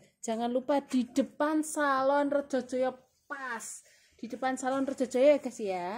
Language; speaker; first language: Indonesian; non-native, local second language; Javanese